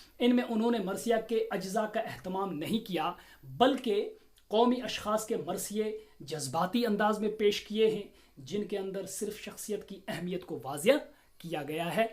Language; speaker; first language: Urdu; non-native, local second language; Kashmiri